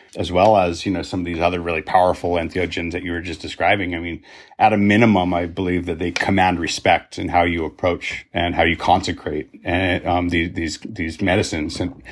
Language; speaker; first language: English; native; English